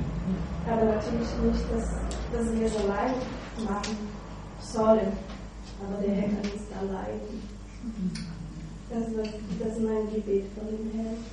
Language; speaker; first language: German; non-native, fluent; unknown